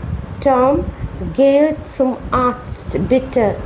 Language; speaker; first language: German; non-native, fluent; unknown